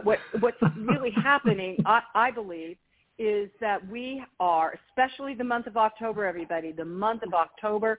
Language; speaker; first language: English; native; English